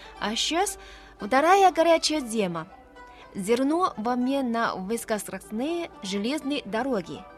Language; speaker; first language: Russian; non-native, fluent; Chinese